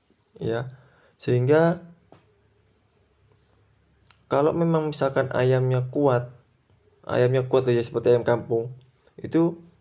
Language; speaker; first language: Indonesian; native; Indonesian